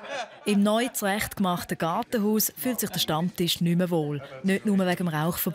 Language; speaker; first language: German; native; German